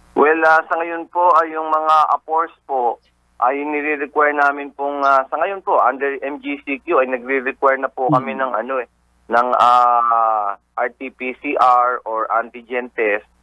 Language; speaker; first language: Filipino; native; Filipino